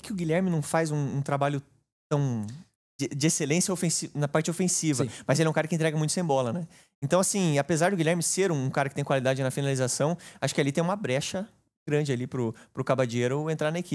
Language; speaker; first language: Portuguese; native; Portuguese